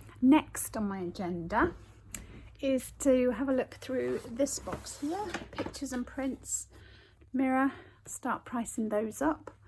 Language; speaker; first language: English; native; English